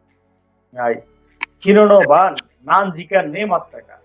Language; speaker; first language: Japanese; non-native, fluent; Bangla